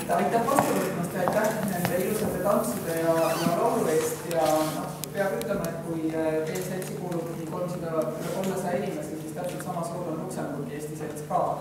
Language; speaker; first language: Estonian; native; Estonian